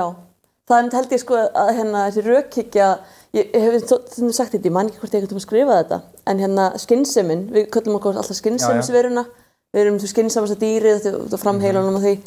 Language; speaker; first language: Icelandic; native; Icelandic